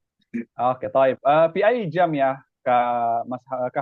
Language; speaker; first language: Arabic; non-native, fluent; Indonesian